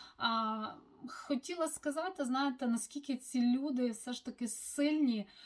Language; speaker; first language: Ukrainian; native; Ukrainian